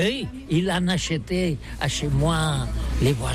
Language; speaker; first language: French; non-native, learner; Catalan